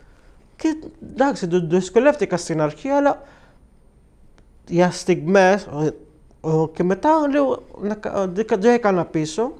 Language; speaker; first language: Greek; non-native, fluent; Arabic